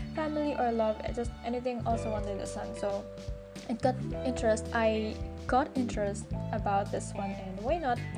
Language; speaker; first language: English; non-native, local second language; Cebuano